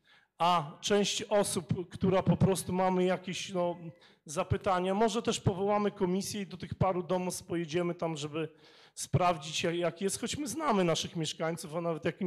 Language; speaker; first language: Polish; native; Polish